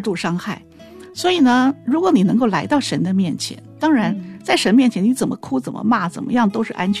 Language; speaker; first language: Chinese; native; Chinese